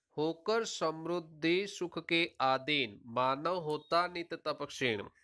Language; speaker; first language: Hindi; non-native, local second language; Gujarati